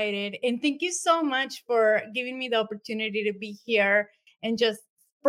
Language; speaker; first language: English; non-native, fluent; Spanish